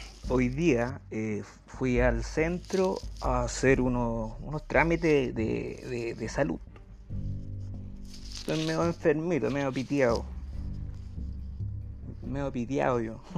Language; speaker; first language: Spanish; native; Spanish